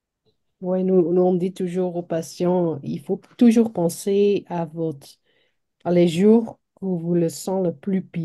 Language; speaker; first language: French; non-native, local second language; Dutch